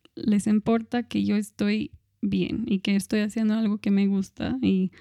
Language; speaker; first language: Spanish; non-native, fluent; English